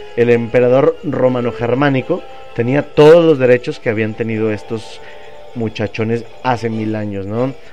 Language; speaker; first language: Spanish; native; Spanish